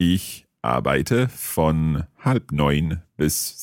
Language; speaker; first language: German; non-native, learner; English